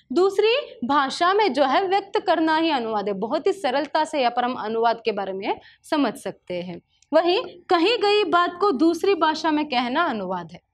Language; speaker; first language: Hindi; non-native, local second language; Kannada